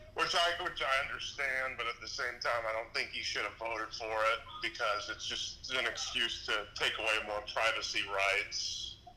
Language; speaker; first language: English; native; English